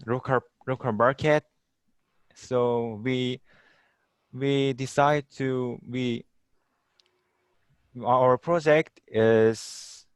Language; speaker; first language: English; non-native, learner; Korean